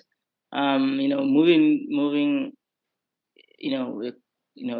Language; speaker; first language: English; non-native, local second language; Southern Sotho